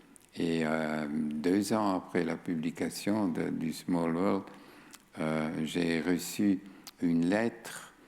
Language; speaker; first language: French; non-native, fluent; German